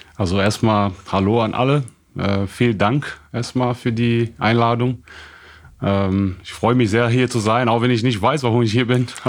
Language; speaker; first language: German; non-native, fluent; Portuguese